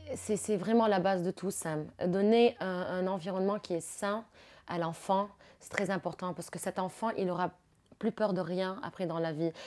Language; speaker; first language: French; non-native, local second language; Arabic